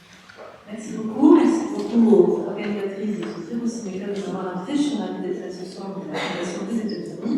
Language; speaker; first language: French; native; French